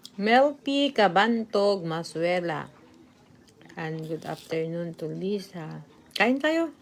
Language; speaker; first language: Filipino; non-native, local second language; Cebuano